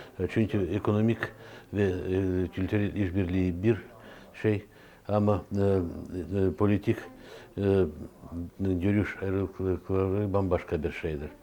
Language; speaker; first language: Turkish; non-native, fluent; Russian